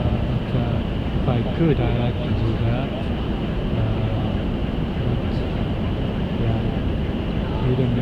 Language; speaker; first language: English; non-native, fluent; Japanese